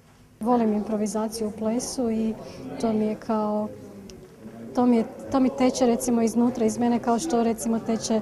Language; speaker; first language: Bosnian; native; Bosnian